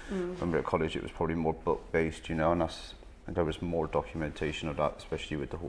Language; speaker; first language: English; native; English